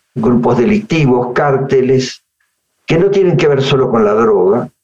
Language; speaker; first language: Spanish; native; Spanish